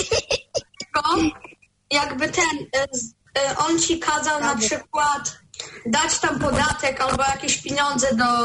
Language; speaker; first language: Polish; early bilingual, heritage; Polish